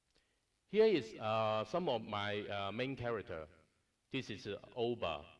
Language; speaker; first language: English; non-native, learner; Cantonese